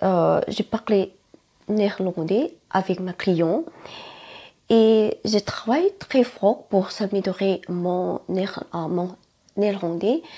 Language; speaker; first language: French; non-native, learner; Thai